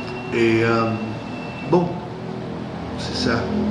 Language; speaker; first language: French; non-native, fluent; English